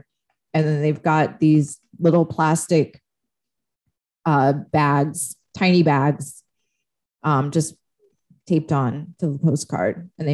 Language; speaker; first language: English; native; English